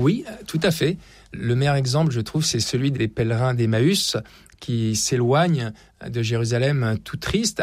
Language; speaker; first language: French; native; French